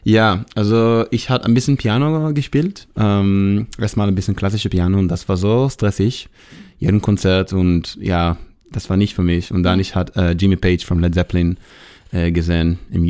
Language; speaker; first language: German; non-native, learner; Hebrew